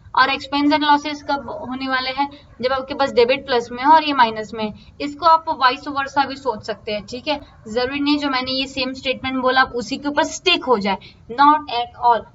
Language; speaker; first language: Hindi; non-native, local second language; Marathi